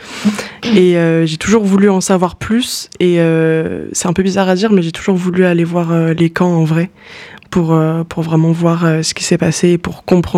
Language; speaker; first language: French; native; French